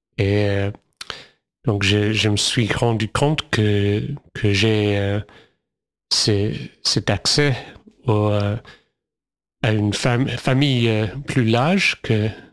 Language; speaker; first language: French; non-native, learner; English